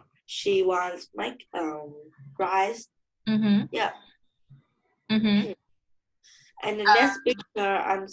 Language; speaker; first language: English; non-native, learner; Vietnamese